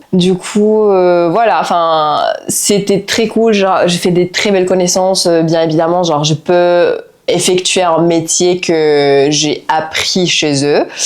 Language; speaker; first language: French; non-native, fluent; Spanish